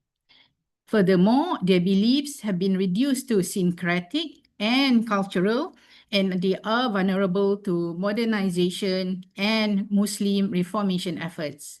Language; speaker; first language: English; non-native, local second language; Malay